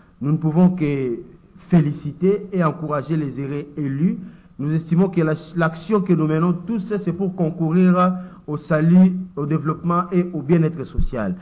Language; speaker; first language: French; non-native, local second language; Lingala